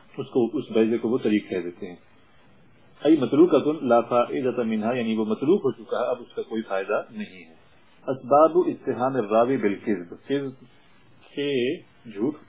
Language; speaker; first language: Urdu; non-native, local second language; Punjabi